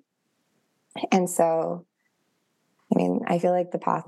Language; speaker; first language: English; native; English